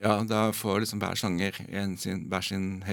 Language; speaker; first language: Norwegian; native; Norwegian